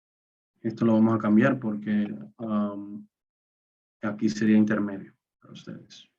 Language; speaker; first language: Spanish; native; Spanish